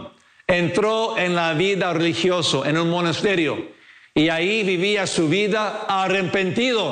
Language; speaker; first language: Spanish; non-native, fluent; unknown